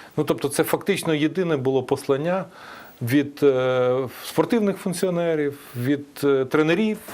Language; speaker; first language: Ukrainian; native; Ukrainian